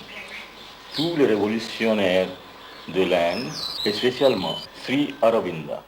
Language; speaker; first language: French; non-native, local second language; Bangla